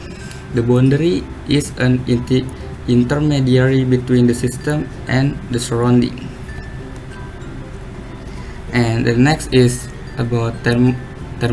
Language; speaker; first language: English; non-native, learner; Indonesian